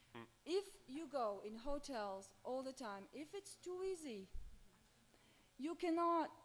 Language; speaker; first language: English; non-native, fluent; Romanian